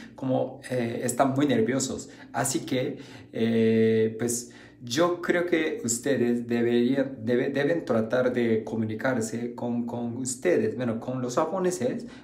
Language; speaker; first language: Spanish; non-native, fluent; Japanese